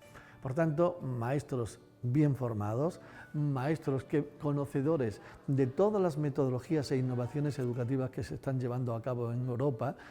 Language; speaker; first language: Spanish; native; Spanish